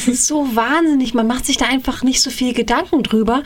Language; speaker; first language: German; native; German